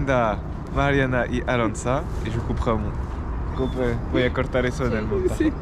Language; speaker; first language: Spanish; non-native, learner; French